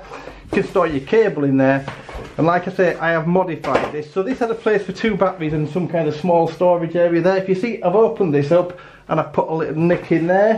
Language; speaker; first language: English; native; English